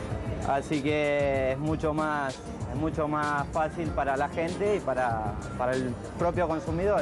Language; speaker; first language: Spanish; native; Spanish